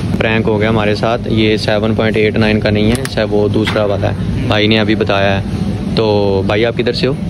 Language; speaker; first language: Urdu; native; Urdu